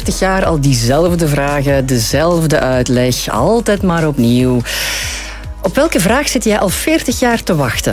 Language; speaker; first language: Dutch; native; Dutch